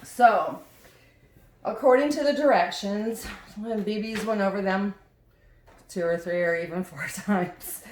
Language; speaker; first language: English; native; English